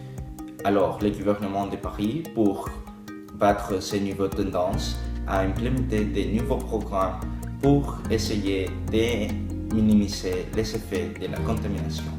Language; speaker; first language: French; non-native, learner; English